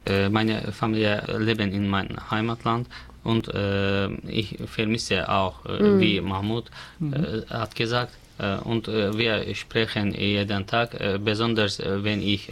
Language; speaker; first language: German; non-native, learner; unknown